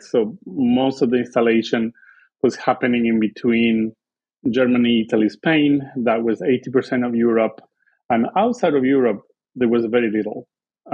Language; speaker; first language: English; non-native, fluent; Spanish